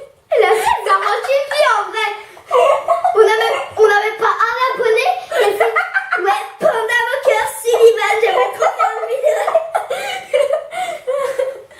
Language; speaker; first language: French; native; French